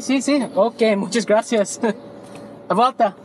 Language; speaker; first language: Spanish; non-native, learner; English